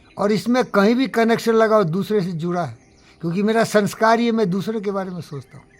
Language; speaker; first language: Hindi; non-native, local second language; Bangla